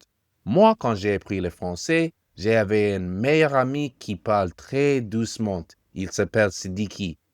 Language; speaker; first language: French; non-native, fluent; English